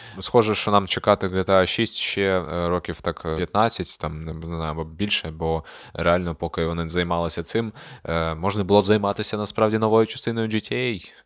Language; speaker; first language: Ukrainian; non-native, local second language; Russian